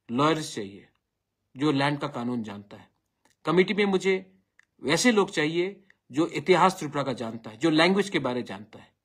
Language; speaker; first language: Hindi; non-native, local second language; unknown